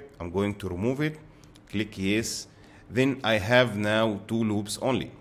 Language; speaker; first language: English; non-native, fluent; Arabic